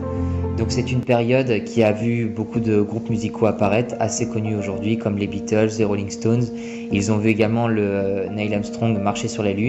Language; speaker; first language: French; native; French